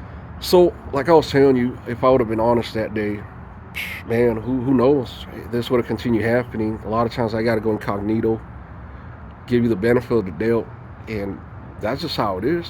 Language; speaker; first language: English; native; English